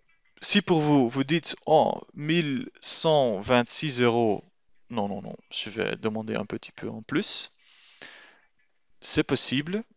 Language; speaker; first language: French; non-native, local second language; Dutch